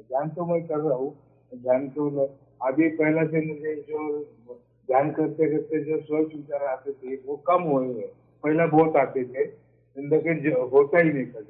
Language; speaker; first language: Hindi; non-native, local second language; Marathi